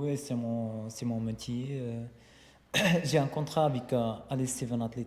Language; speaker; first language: French; non-native, learner; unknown